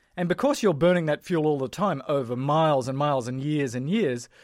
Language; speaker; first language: English; native; English